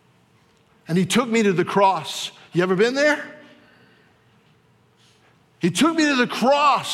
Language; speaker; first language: English; native; English